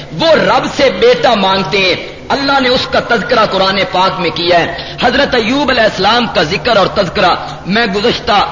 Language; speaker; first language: Urdu; non-native, local second language; Punjabi